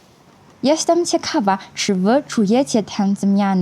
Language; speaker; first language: Polish; non-native, fluent; Chinese